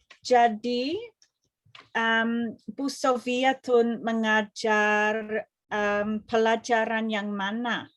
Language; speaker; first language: Indonesian; non-native, fluent; English